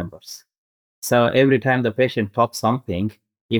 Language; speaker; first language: English; non-native, local second language; Kannada